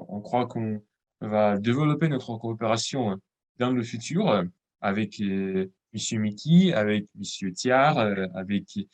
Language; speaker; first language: French; non-native, fluent; Russian